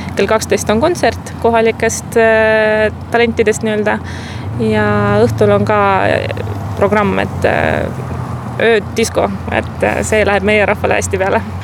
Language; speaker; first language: Estonian; non-native, local second language; Russian